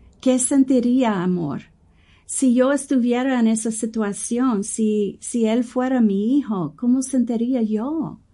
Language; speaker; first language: Spanish; non-native, fluent; English